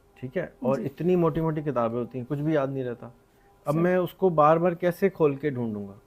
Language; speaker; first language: Urdu; native; Urdu